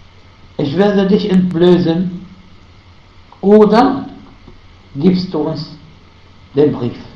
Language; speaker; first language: German; non-native, fluent; Arabic